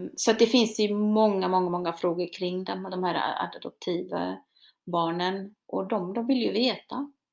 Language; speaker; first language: Swedish; early bilingual, other home language; Spanish